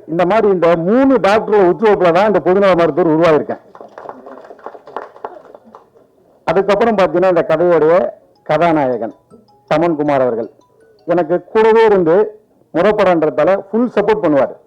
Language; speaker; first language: Tamil; native; Tamil